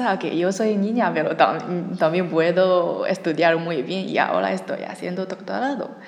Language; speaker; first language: Spanish; non-native, learner; Chinese